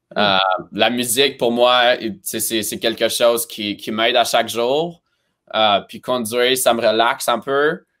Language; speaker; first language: French; early bilingual, other home language; Romanian